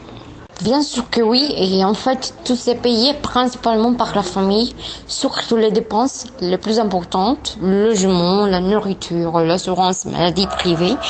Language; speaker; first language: French; non-native, learner; Spanish